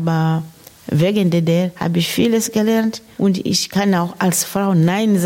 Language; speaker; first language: German; non-native, fluent; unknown